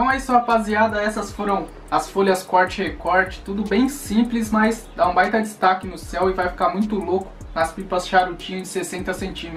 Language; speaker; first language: Portuguese; native; Portuguese